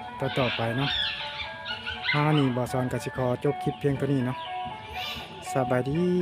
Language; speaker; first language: Thai; non-native, local second language; Lao